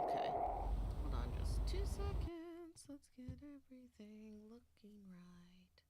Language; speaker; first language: English; native; English